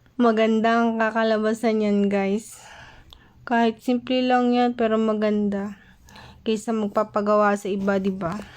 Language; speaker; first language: Filipino; native; Filipino